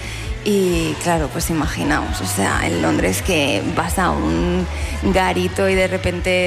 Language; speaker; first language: Spanish; native; Spanish